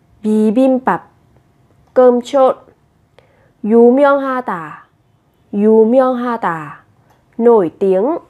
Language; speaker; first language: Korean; non-native, fluent; Vietnamese